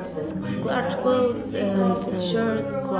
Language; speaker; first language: English; non-native, learner; Portuguese